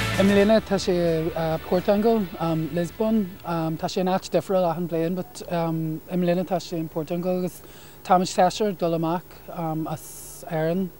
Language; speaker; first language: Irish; non-native, local second language; English